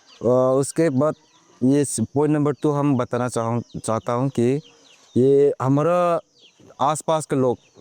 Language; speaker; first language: Hindi; non-native, local second language; Manipuri